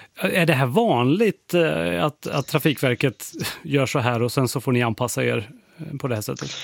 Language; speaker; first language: Swedish; native; Swedish